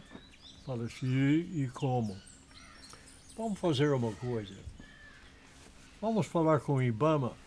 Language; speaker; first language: Portuguese; non-native, learner; English